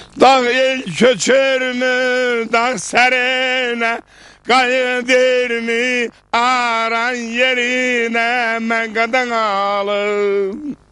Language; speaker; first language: Turkish; early bilingual, heritage; Turkish